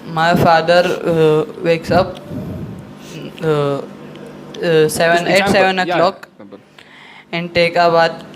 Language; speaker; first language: English; non-native, learner; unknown